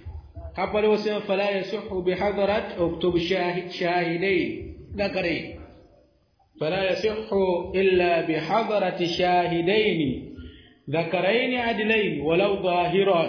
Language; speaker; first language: Arabic; non-native, fluent; Swahili